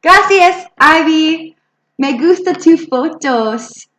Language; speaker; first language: Spanish; non-native, learner; English